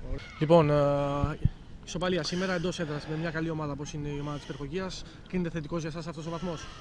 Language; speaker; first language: Greek; native; Greek